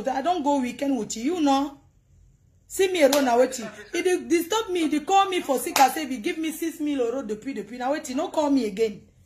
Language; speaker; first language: English; non-native, local second language; French